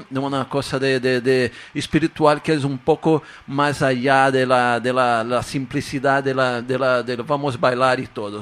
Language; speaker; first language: Spanish; non-native, fluent; Portuguese